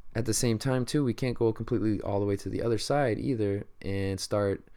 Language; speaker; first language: English; early bilingual, other home language; Spanish